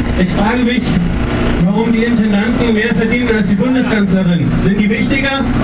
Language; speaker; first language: German; native; German